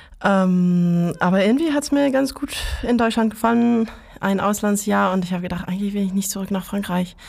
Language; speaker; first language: German; non-native, fluent; French